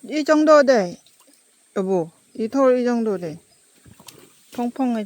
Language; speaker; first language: Korean; non-native, learner; Lao